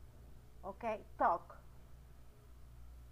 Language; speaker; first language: English; non-native, learner; Spanish